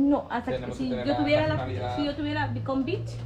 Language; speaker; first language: Spanish; native; Spanish